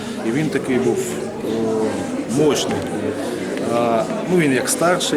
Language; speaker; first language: Ukrainian; non-native, local second language; Russian